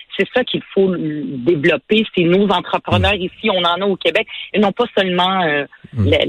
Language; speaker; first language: French; early bilingual, other home language; Arabic